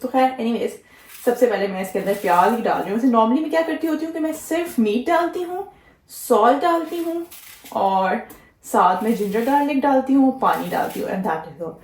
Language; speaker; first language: Urdu; native; Urdu